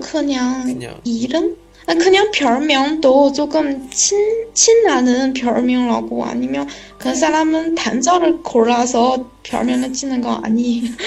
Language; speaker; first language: Korean; non-native, learner; Chinese